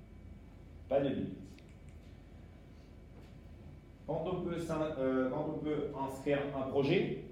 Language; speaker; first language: French; non-native, fluent; Spanish